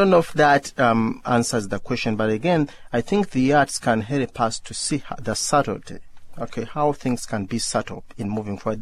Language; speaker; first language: English; non-native, local second language; Ganda